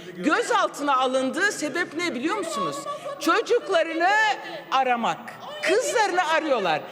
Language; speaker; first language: Turkish; non-native, local second language; Kurdish